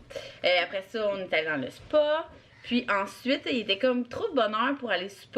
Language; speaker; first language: French; native; French